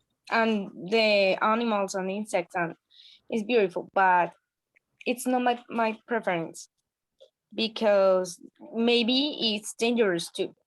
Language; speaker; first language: English; non-native, learner; Spanish